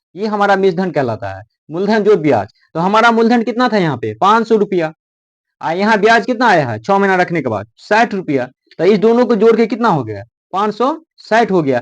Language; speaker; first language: Hindi; native; Hindi